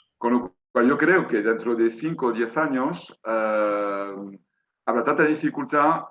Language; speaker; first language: Spanish; non-native, fluent; French